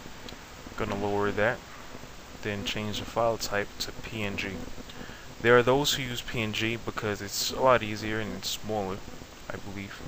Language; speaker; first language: English; native; English